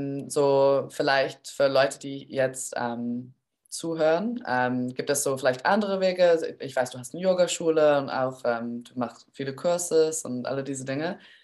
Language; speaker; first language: German; non-native, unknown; English